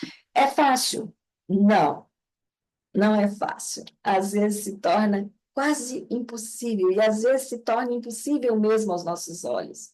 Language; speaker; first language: Portuguese; native; Portuguese